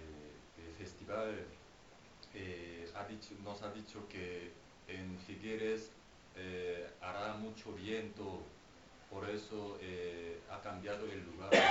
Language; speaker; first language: Spanish; non-native, fluent; Korean